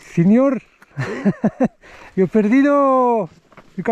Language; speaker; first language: Spanish; non-native, learner; Persian